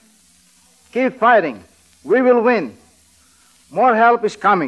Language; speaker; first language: English; non-native, local second language; Filipino